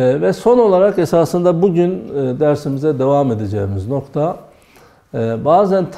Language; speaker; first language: Turkish; native; Turkish